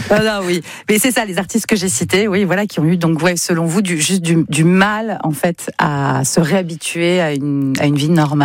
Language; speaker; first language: French; native; French